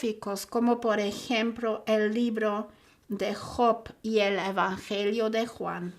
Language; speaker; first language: Spanish; non-native, fluent; German